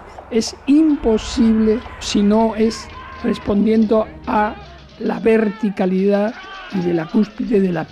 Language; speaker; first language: Spanish; native; Spanish